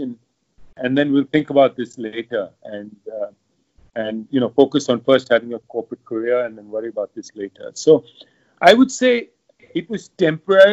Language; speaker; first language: English; non-native, local second language; Hindi